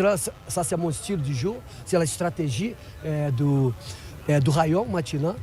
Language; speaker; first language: French; non-native, fluent; Portuguese